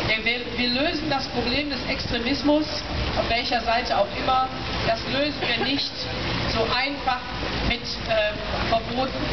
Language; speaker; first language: German; native; German